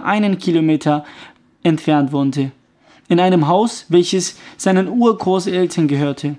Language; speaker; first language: German; early bilingual, other home language; Kurdish